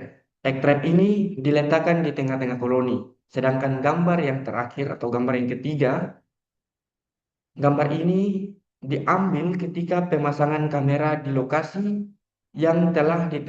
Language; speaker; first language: Indonesian; native; Indonesian